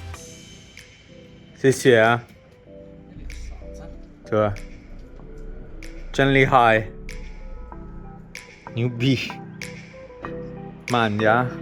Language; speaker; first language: Chinese; non-native, learner; Italian